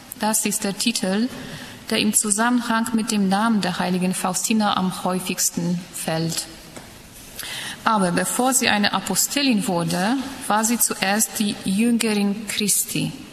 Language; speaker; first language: German; non-native, fluent; Polish